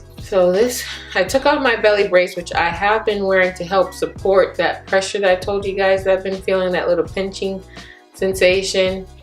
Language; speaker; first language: English; native; English